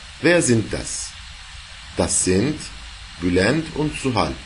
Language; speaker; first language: German; non-native, fluent; Turkish